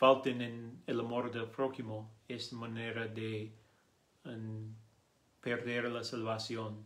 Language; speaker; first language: Spanish; non-native, learner; English